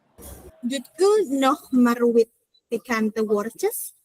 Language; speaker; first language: Dutch; non-native, learner; Indonesian